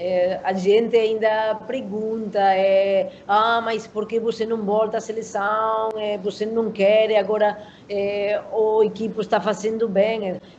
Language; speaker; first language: Portuguese; non-native, learner; Spanish